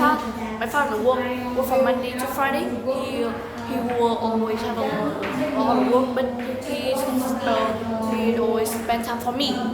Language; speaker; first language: English; non-native, learner; Vietnamese